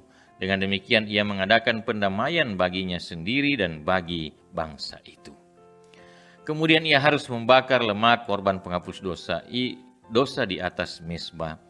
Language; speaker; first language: Indonesian; native; Indonesian